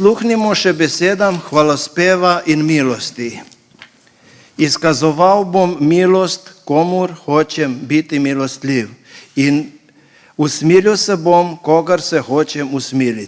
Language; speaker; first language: Slovenian; native; Slovenian